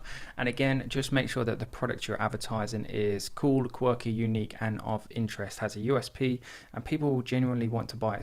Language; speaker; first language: English; native; English